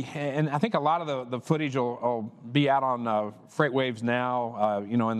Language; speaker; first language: English; native; English